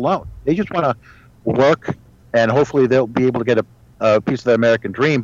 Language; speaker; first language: English; early bilingual, other home language; Spanish